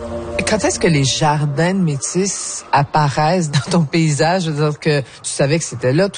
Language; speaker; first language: French; native; French